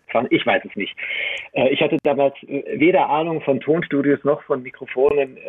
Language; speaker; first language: German; early bilingual, other home language; Romanian